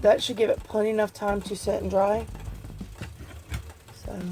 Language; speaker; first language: English; native; English